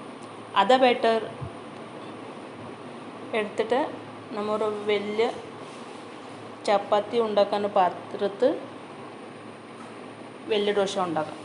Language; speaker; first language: Malayalam; non-native, local second language; Marathi